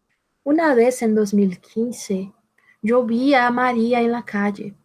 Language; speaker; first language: Spanish; non-native, fluent; Portuguese